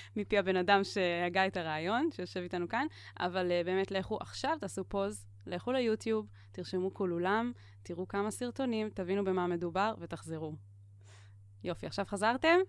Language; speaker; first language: Hebrew; native; Hebrew